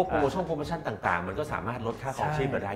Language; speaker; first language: Thai; native; Thai